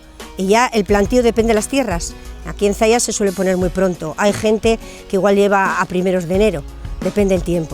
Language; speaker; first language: Spanish; native; Spanish